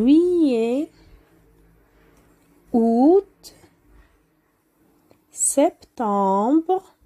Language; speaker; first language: French; non-native, local second language; Arabic